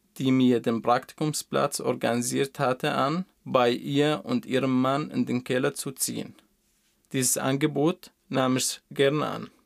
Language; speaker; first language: German; non-native, fluent; Arabic